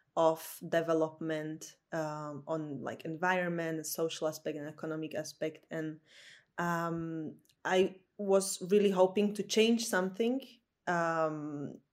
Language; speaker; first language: English; non-native, fluent; Slovak